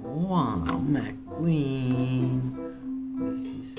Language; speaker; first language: English; non-native, learner; Indonesian